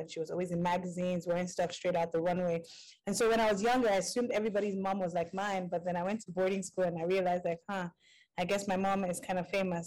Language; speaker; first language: English; non-native, local second language; Igbo